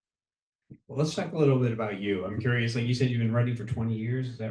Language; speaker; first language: English; native; English